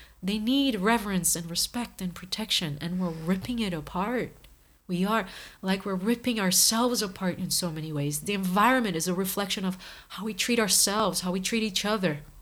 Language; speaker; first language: English; non-native, fluent; Portuguese